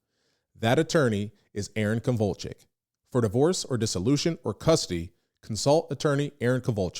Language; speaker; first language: English; native; English